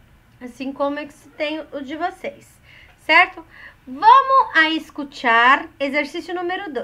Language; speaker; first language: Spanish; non-native, learner; Portuguese